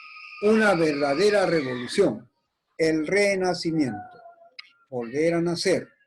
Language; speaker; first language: Spanish; native; Spanish